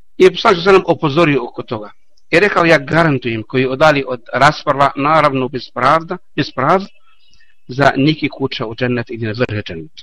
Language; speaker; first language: Bosnian; non-native, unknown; Arabic